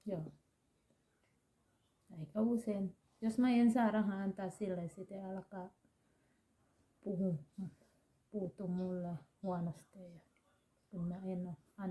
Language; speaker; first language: Finnish; non-native, learner; Thai